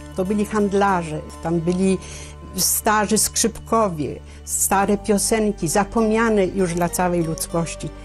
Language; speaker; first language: Polish; native; Polish